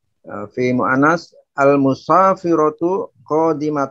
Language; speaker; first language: Arabic; non-native, learner; Indonesian